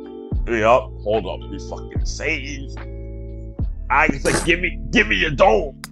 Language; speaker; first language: English; native; English